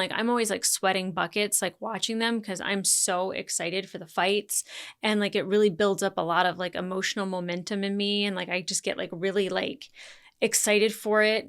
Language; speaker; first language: English; native; English